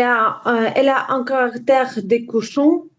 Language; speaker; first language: French; non-native, learner; Ukrainian